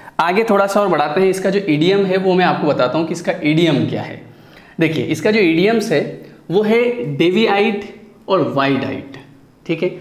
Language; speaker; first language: Hindi; native; Hindi